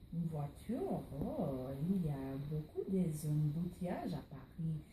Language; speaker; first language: French; non-native, learner; English